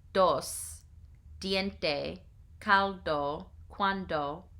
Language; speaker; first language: Spanish; non-native, learner; English